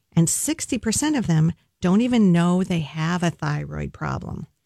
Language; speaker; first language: English; native; English